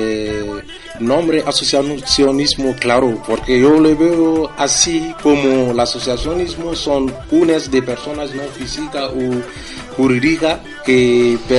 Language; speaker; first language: Spanish; non-native, fluent; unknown